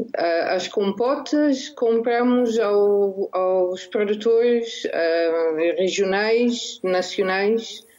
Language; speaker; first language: Portuguese; non-native, fluent; Dutch